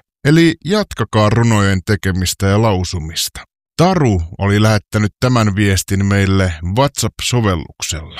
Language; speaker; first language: Finnish; native; Finnish